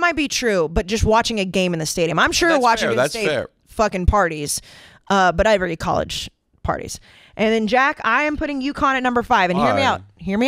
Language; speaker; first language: English; native; English